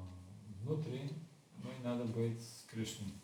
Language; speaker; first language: Russian; non-native, learner; Bulgarian